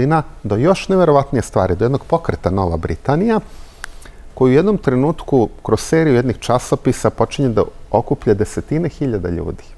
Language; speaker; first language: Serbian; native; Serbian